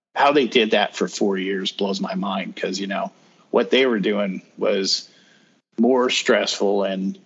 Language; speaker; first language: English; native; English